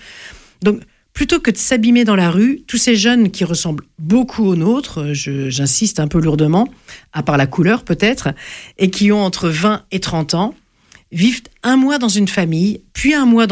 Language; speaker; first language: French; native; French